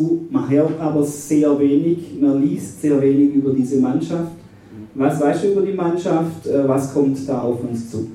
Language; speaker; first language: German; native; German